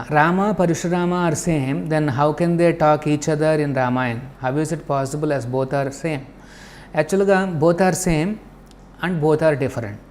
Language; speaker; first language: English; non-native, local second language; Telugu